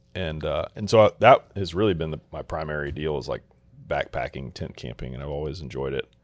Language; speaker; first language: English; native; English